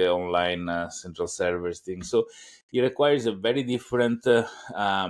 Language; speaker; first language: English; non-native, fluent; Italian